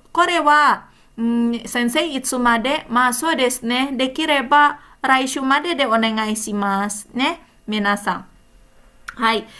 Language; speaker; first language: Japanese; non-native, fluent; Indonesian